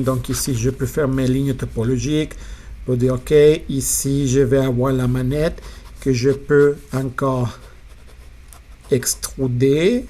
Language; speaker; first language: French; non-native, fluent; Spanish